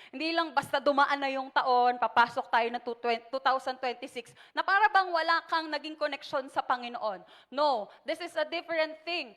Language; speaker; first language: Filipino; native; Filipino